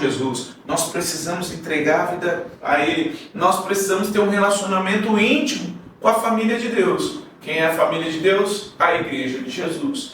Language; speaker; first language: Portuguese; native; Portuguese